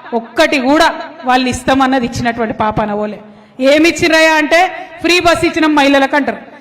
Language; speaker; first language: Telugu; native; Telugu